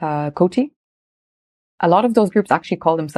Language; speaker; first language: English; native; English